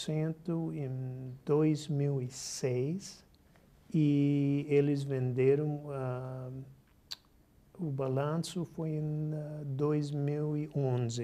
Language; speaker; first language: Portuguese; non-native, fluent; English